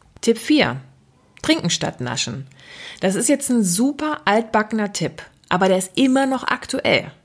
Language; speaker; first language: German; native; German